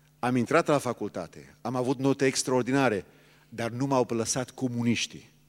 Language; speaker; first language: Romanian; early bilingual, heritage; Romanian